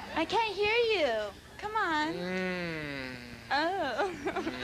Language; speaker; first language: English; native; English